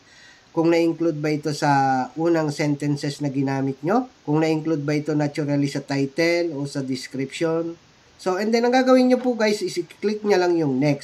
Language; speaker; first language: Filipino; native; Filipino